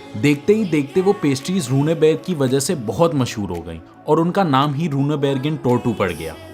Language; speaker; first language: Urdu; native; Urdu